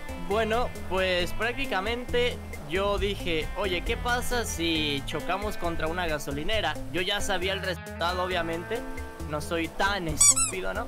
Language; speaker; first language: Spanish; native; Spanish